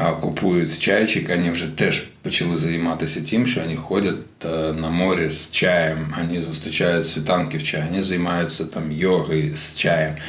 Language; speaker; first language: Ukrainian; non-native, local second language; Russian